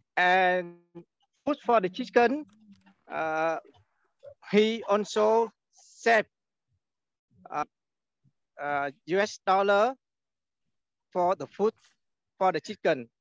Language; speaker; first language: English; non-native, learner; Vietnamese